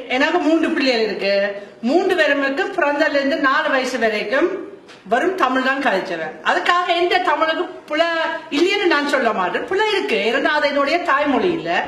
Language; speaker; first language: Tamil; non-native, fluent; German